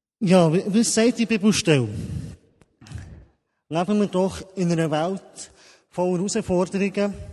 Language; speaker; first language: German; native; German